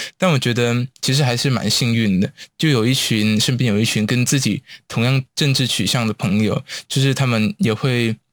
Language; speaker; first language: Chinese; non-native, local second language; Cantonese